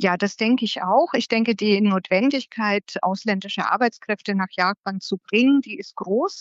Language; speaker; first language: German; native; German